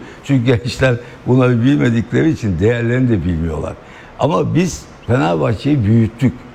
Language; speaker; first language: Turkish; native; Turkish